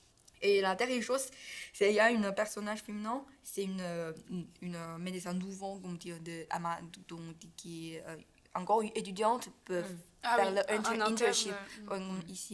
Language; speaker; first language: French; non-native, learner; Chinese